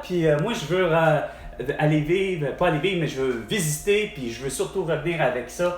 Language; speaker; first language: French; native; French